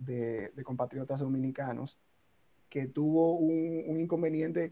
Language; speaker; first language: Spanish; native; Spanish